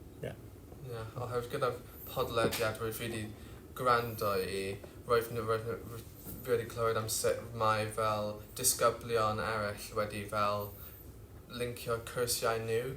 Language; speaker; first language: Welsh; non-native, local second language; English